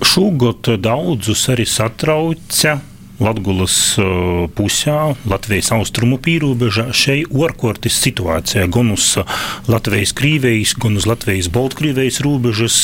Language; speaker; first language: Latvian; native; Latvian